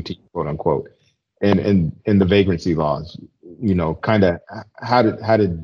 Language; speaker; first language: English; native; English